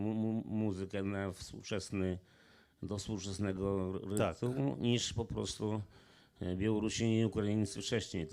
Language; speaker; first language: Polish; non-native, local second language; Belarusian